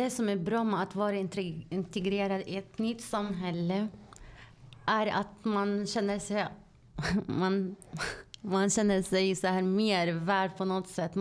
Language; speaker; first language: Swedish; early bilingual, other home language; Arabic